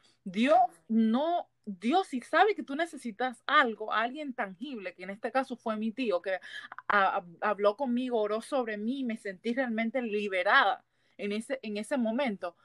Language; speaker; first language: Spanish; early bilingual, heritage; Spanish